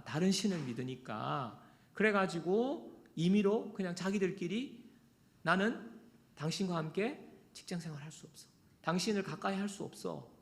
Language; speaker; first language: Korean; native; Korean